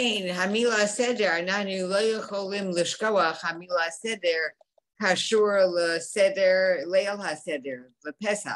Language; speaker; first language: Hebrew; non-native, learner; English